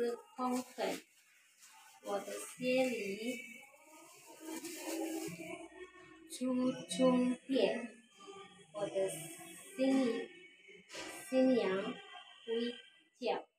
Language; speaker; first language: Chinese; non-native, learner; Indonesian